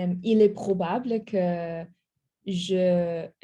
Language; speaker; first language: French; non-native, learner; English